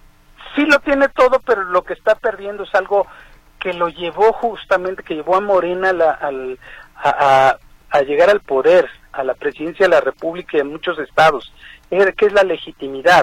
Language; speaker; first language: Spanish; native; Spanish